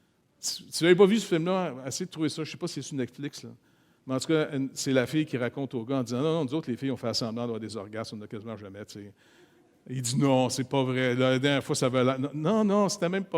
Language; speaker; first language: French; native; French